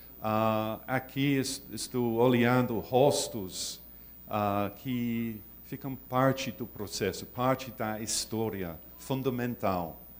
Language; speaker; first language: Portuguese; non-native, learner; English